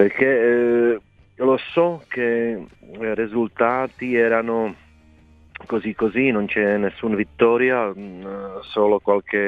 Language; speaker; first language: Italian; non-native, fluent; Czech